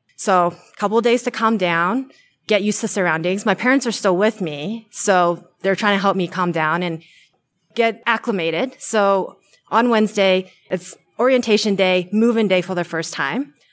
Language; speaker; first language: English; native; English